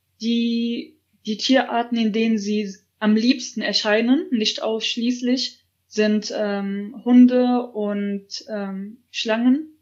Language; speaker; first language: German; early bilingual, other home language; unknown